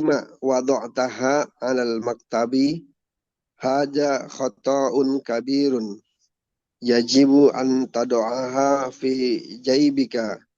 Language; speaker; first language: Arabic; non-native, learner; Indonesian